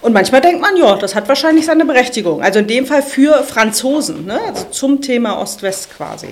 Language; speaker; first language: German; native; German